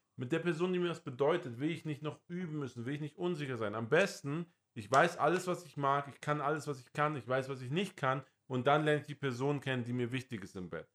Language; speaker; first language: German; non-native, fluent; English